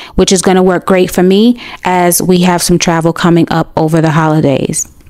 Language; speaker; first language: English; native; English